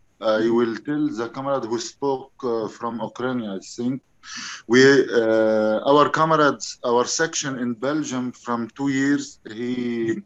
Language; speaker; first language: English; non-native, learner; Arabic